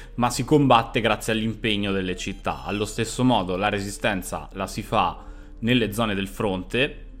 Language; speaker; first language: Italian; native; Italian